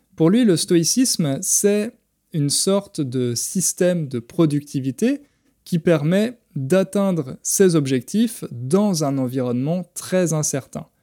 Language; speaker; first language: French; native; French